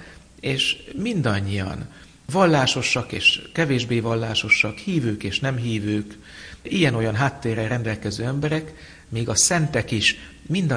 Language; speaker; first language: Hungarian; native; Hungarian